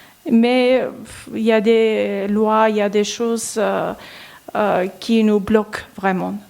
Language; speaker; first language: French; non-native, learner; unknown